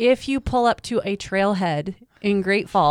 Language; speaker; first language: English; native; English